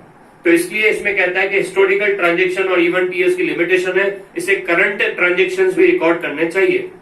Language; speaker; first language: Hindi; native; Hindi